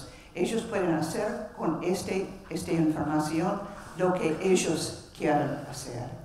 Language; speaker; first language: Spanish; non-native, learner; English